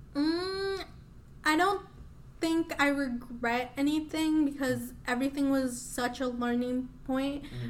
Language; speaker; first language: English; early bilingual, other home language; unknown